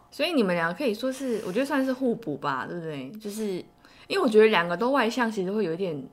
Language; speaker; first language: Chinese; native; Chinese